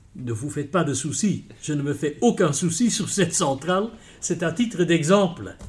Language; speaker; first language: French; non-native, local second language; Dutch